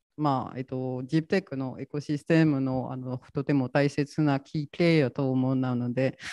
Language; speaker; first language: Japanese; non-native, fluent; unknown